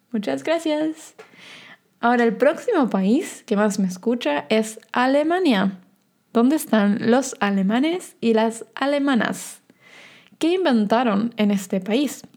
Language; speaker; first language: Spanish; native; Spanish